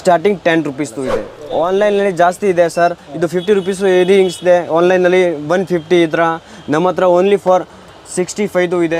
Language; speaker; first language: Kannada; non-native, local second language; Hindi